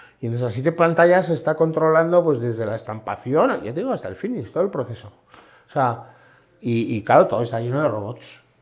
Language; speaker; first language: Spanish; native; Spanish